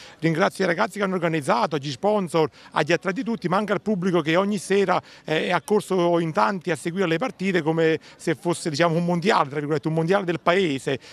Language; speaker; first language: Italian; native; Italian